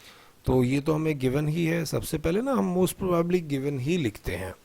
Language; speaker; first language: Hindi; native; Hindi